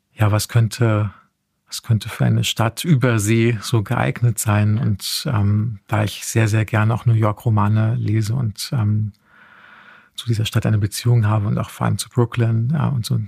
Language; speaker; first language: German; native; German